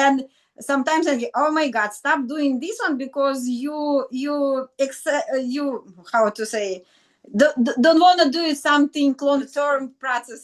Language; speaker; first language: English; non-native, learner; Russian